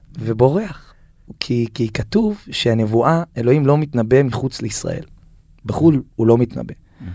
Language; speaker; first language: Hebrew; native; Hebrew